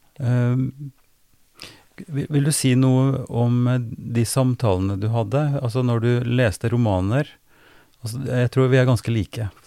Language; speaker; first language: Norwegian; native; Norwegian